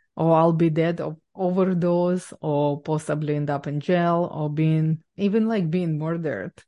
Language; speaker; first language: English; non-native, fluent; Ukrainian